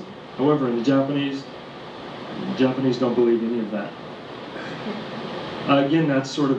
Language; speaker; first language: English; native; English